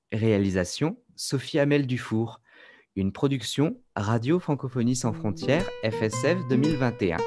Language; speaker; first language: French; native; French